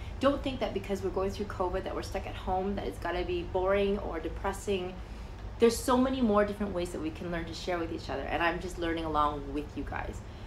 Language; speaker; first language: English; early bilingual, other home language; Chinese